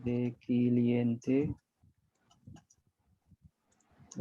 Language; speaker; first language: Spanish; non-native, learner; Hindi